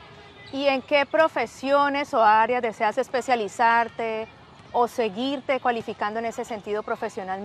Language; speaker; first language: Spanish; native; Spanish